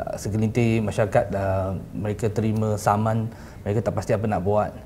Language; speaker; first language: Malay; native; Malay